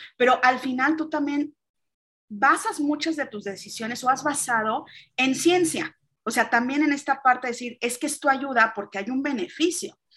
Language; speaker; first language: Spanish; native; Spanish